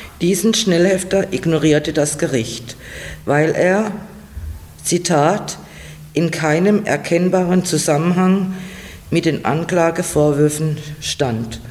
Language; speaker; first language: German; native; German